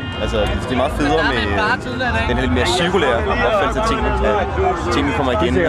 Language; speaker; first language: Danish; native; Danish